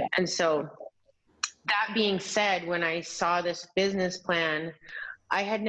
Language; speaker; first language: English; native; English